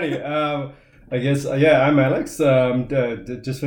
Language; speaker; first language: English; native; English